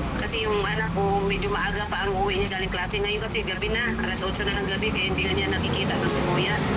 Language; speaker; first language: Filipino; non-native, local second language; Cebuano